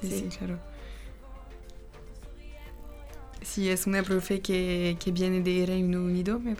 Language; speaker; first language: Spanish; non-native, learner; French